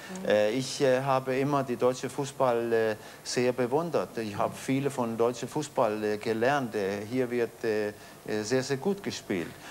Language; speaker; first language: German; non-native, fluent; Danish